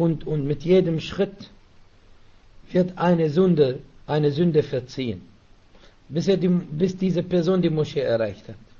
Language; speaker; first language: German; non-native, fluent; Arabic